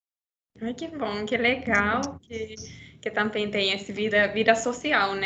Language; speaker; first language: Portuguese; non-native, learner; Finnish